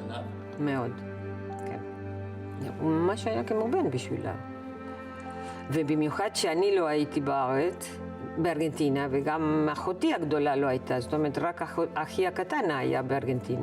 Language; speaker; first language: Hebrew; non-native, fluent; Spanish